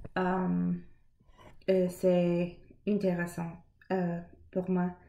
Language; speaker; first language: French; non-native, learner; English